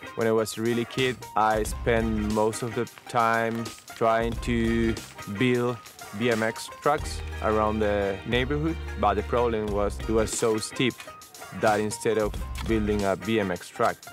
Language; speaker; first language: English; non-native, fluent; Spanish